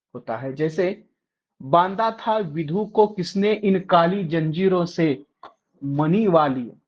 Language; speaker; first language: Hindi; non-native, local second language; Marathi